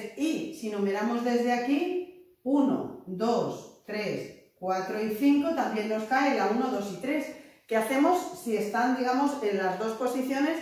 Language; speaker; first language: Spanish; native; Spanish